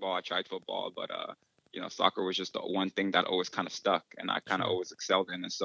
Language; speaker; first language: English; early bilingual, other home language; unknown